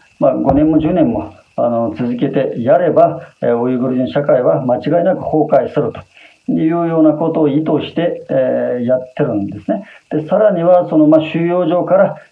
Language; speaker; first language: Japanese; non-native, fluent; Uyghur